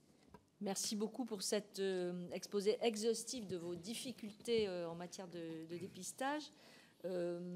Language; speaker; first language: French; native; French